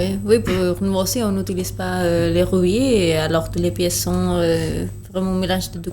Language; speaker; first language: French; non-native, fluent; Spanish